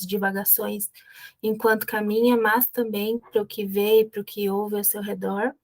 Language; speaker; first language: Portuguese; native; Portuguese